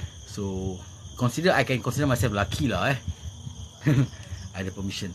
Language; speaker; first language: English; non-native, local second language; Malay